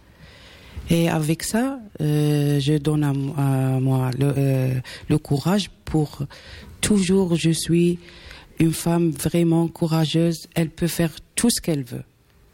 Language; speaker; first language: French; non-native, local second language; Arabic